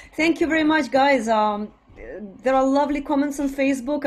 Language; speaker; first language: English; non-native, fluent; Russian